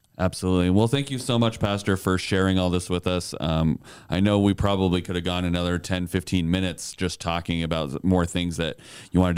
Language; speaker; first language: English; native; English